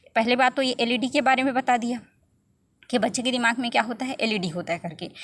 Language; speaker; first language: Hindi; non-native, local second language; Chhattisgarhi